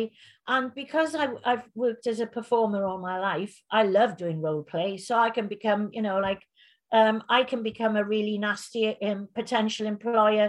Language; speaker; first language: English; native; English